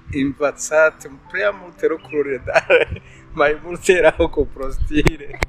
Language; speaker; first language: Romanian; non-native, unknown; Rundi